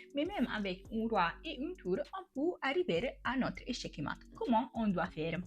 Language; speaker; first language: French; non-native, fluent; Italian